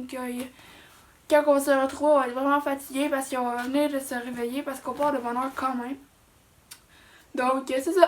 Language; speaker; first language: French; native; French